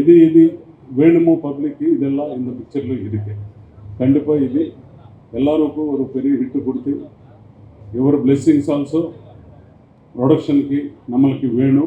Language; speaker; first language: Tamil; non-native, learner; Telugu